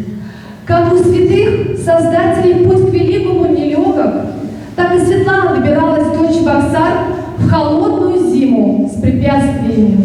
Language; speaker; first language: Russian; native; Russian